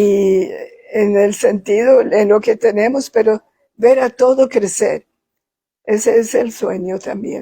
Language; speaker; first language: Spanish; non-native, fluent; Swedish